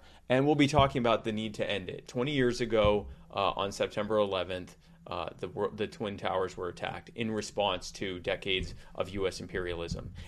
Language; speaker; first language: English; native; English